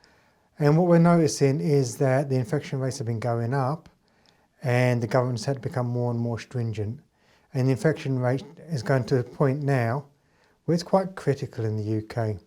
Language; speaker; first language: English; native; English